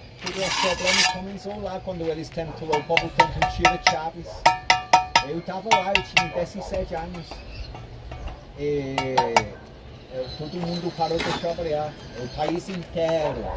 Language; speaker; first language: Portuguese; non-native, fluent; English